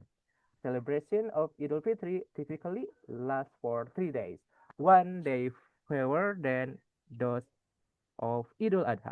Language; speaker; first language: English; non-native, fluent; Indonesian